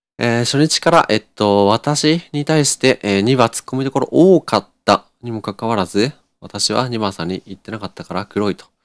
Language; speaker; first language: Japanese; native; Japanese